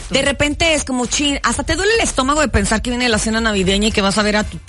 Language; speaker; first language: Spanish; native; Spanish